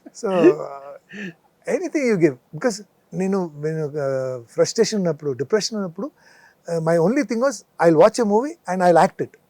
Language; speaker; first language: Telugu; non-native, local second language; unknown